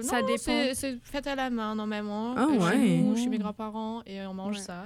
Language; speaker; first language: French; non-native, fluent; German